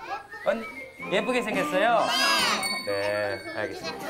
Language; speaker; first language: Korean; native; Korean